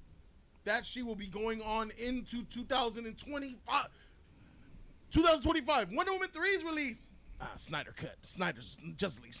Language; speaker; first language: English; native; English